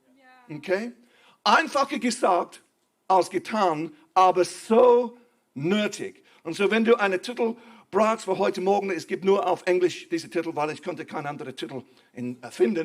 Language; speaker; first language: German; non-native, fluent; English